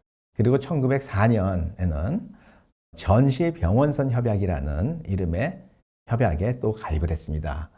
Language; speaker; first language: Korean; native; Korean